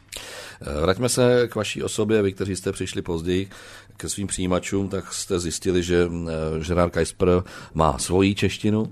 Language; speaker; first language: Czech; native; Czech